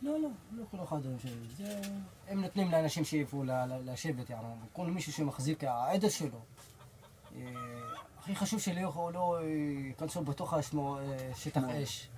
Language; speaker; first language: Hebrew; non-native, local second language; Arabic